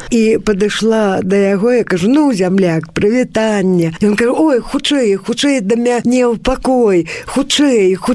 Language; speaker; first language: Belarusian; native; Belarusian